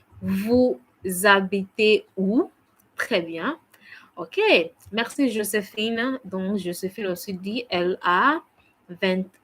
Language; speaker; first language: French; non-native, fluent; English